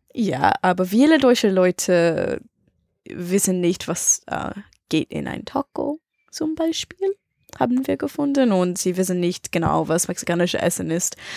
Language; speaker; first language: German; non-native, learner; English